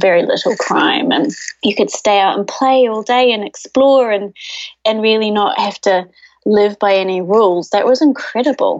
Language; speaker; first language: English; native; English